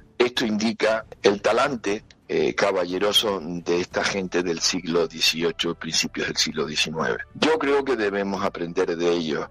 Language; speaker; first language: Spanish; native; Spanish